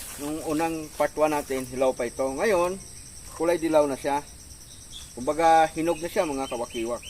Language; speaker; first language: Filipino; non-native, local second language; Hiligaynon